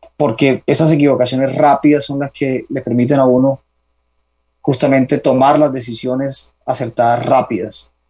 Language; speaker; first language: Spanish; native; Spanish